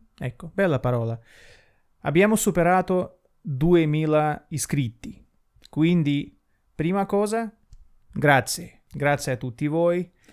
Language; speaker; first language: Italian; non-native, fluent; Russian